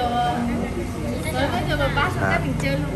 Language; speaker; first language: Chinese; non-native, fluent; Vietnamese